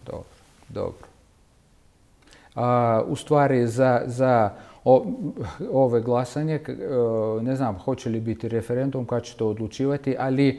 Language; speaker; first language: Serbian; non-native, fluent; Russian